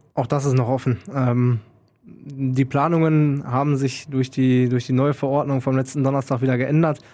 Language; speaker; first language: German; native; German